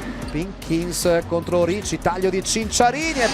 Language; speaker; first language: Italian; native; Italian